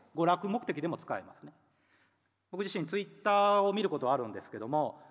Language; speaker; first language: Japanese; native; Japanese